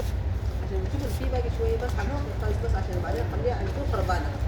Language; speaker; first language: Arabic; native; Arabic